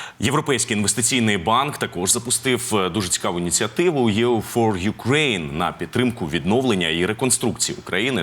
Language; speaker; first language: Ukrainian; native; Ukrainian